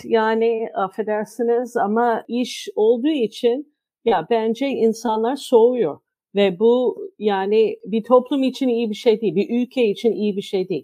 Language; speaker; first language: Turkish; non-native, fluent; English